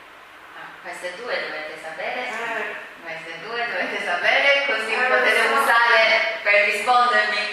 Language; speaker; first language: Italian; non-native, fluent; Chinese